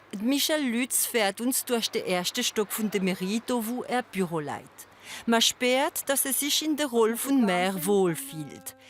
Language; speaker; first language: German; non-native, local second language; French